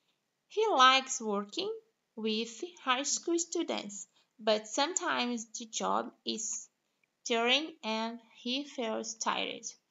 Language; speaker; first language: English; non-native, fluent; Portuguese